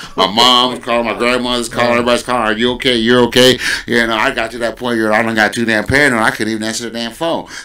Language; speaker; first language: English; native; English